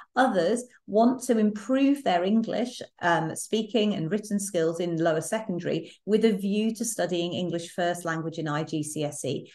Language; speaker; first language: English; native; English